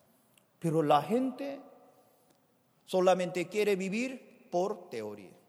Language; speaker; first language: Spanish; non-native, fluent; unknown